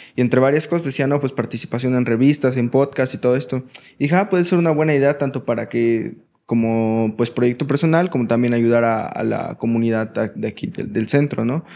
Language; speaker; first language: Spanish; native; Spanish